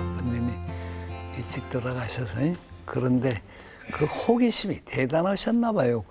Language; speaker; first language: Korean; native; Korean